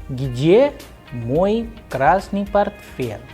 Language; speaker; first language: Russian; non-native, fluent; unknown